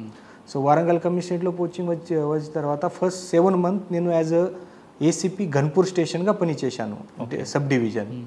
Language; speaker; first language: Telugu; non-native, learner; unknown